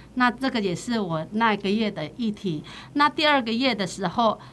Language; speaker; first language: Chinese; non-native, local second language; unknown